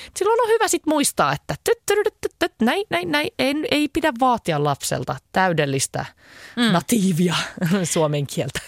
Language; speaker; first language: Finnish; native; Finnish